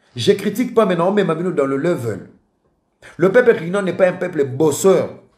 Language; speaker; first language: French; non-native, local second language; Lingala